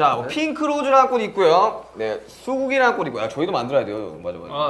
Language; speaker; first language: Korean; native; Korean